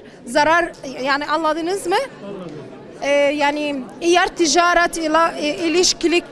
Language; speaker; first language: Turkish; non-native, learner; Arabic